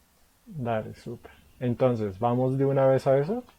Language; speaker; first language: Spanish; native; Spanish